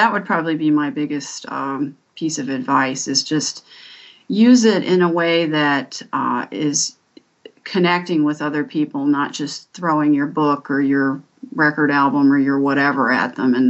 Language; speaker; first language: English; native; English